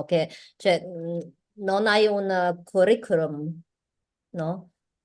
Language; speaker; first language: Italian; non-native, learner; Chinese